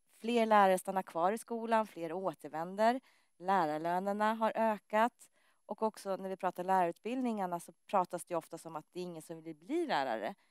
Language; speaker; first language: Swedish; native; Swedish